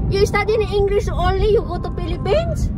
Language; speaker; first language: English; non-native, learner; Filipino